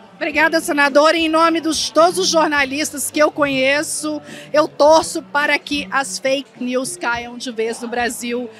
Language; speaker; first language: Portuguese; native; Portuguese